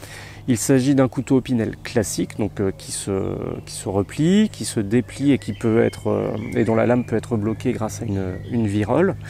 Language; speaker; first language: French; native; French